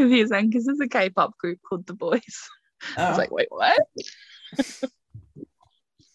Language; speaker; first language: English; native; English